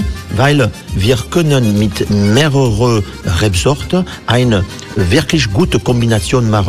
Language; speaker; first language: German; non-native, fluent; French